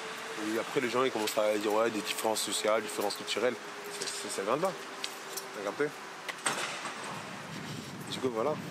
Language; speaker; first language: French; native; French